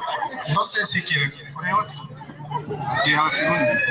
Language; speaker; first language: Spanish; non-native, fluent; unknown